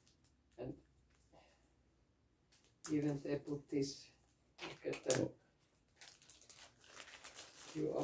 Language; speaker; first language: English; non-native, learner; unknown